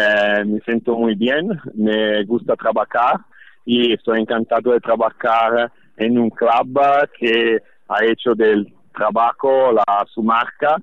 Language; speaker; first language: Spanish; non-native, fluent; Italian